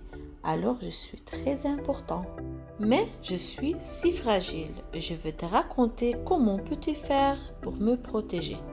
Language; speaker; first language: French; non-native, fluent; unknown